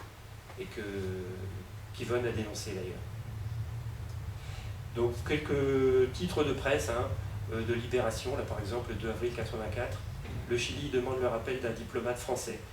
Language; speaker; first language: French; native; French